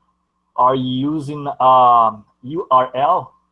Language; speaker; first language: English; non-native, learner; Portuguese